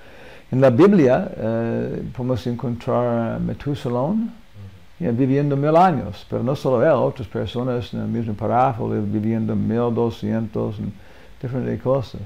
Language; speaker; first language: Spanish; non-native, learner; English